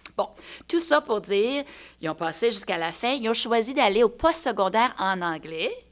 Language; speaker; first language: French; native; French